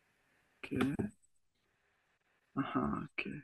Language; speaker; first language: English; non-native, learner; Serbian